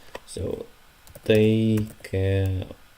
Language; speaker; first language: Japanese; non-native, learner; Ukrainian